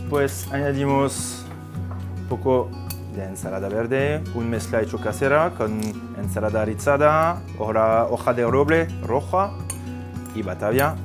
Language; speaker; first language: Spanish; non-native, fluent; French